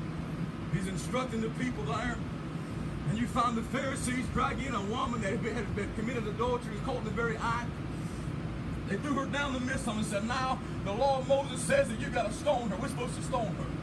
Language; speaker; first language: English; native; English